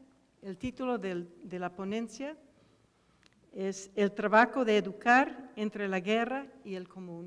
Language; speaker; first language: Spanish; non-native, fluent; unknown